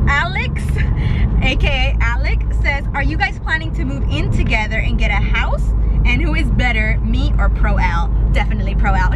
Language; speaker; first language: English; native; English